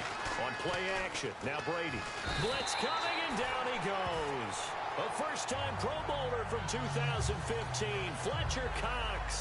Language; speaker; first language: English; native; English